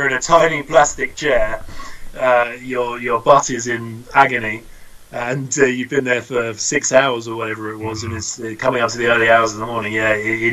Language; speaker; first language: English; native; English